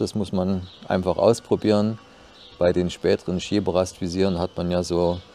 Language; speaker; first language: German; native; German